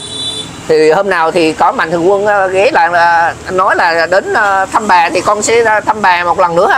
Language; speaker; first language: Vietnamese; native; Vietnamese